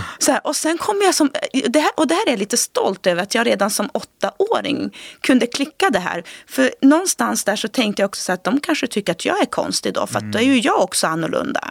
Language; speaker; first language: Swedish; early bilingual, other home language; Portuguese